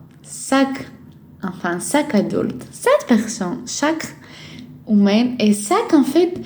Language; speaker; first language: French; non-native, fluent; Greek